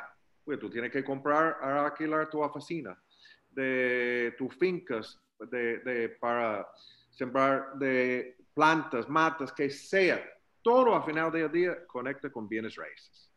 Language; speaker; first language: Spanish; non-native, learner; English